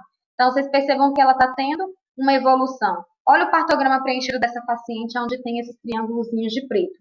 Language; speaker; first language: Portuguese; native; Portuguese